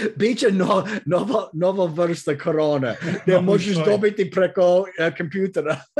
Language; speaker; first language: Croatian; early bilingual, heritage; Croatian